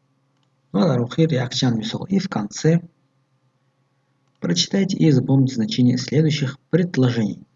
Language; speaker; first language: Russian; non-native, local second language; Tajik